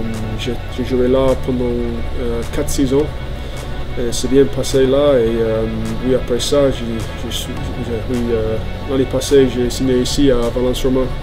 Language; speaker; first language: French; non-native, fluent; English